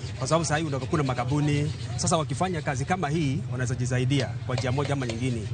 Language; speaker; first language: Swahili; non-native, local second language; Kamba